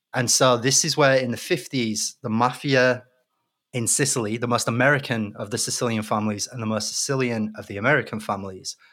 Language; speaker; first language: English; native; English